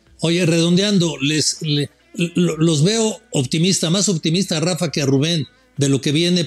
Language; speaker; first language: Spanish; native; Spanish